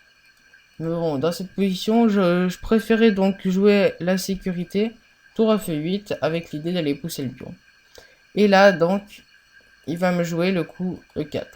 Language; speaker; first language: French; native; French